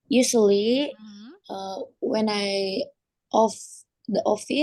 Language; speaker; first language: English; non-native, learner; Indonesian